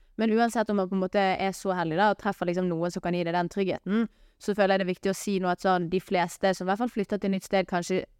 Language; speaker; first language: Norwegian; native; Norwegian